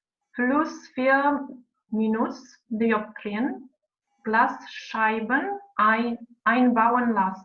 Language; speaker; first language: German; non-native, learner; Polish